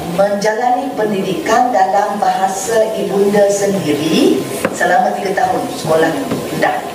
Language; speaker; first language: Malay; native; Malay